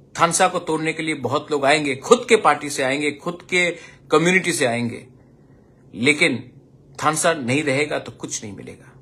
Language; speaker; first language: Hindi; non-native, local second language; Kok Borok